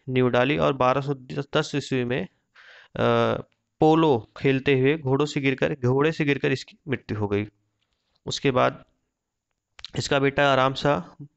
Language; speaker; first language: Hindi; native; Hindi